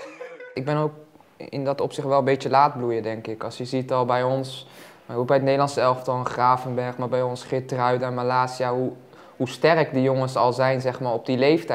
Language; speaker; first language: Dutch; native; Dutch